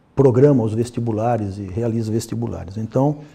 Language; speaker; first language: Portuguese; native; Portuguese